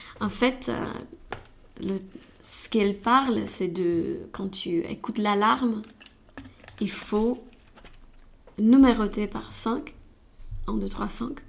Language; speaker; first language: French; non-native, learner; Romanian